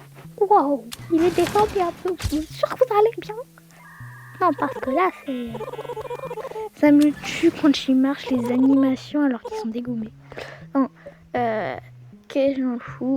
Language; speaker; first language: French; native; French